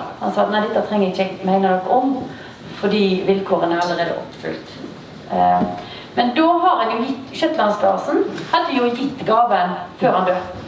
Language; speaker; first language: Norwegian; native; Norwegian